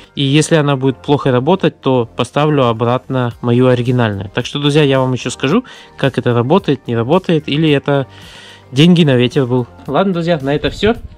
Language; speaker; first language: Russian; early bilingual, heritage; Russian